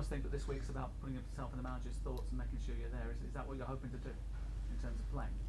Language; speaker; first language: English; native; English